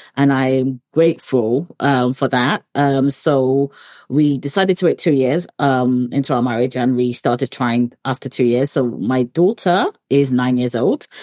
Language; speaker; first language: English; early bilingual, other home language; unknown